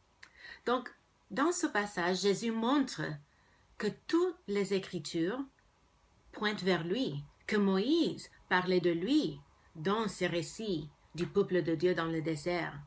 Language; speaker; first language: French; non-native, fluent; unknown